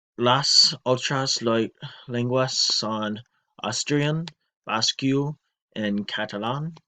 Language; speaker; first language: Spanish; non-native, learner; English